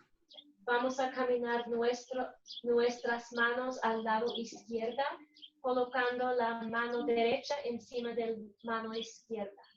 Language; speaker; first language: Spanish; non-native, learner; English